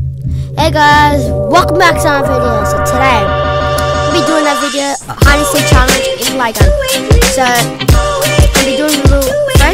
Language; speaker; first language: English; native; English